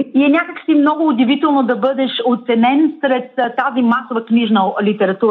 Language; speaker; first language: Bulgarian; native; Bulgarian